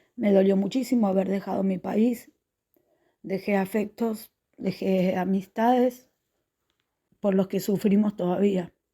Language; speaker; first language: Spanish; native; Spanish